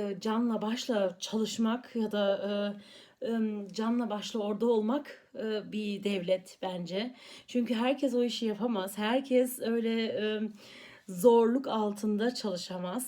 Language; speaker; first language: Turkish; early bilingual, heritage; Turkish